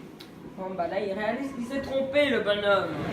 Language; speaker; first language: French; native; French